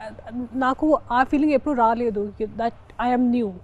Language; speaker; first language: Telugu; non-native, fluent; Hindi